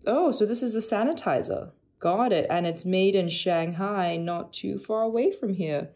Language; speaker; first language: English; non-native, local second language; Cantonese